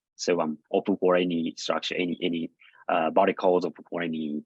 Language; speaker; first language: English; non-native, fluent; Japanese